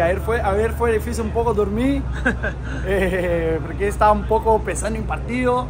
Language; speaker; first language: Spanish; non-native, learner; Portuguese